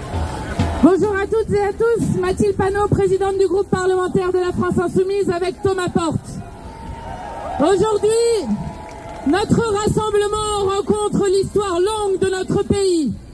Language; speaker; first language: French; native; French